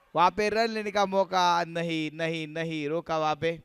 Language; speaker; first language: Hindi; non-native, local second language; Marathi